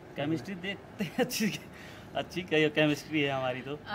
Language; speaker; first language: Hindi; non-native, local second language; Bhojpuri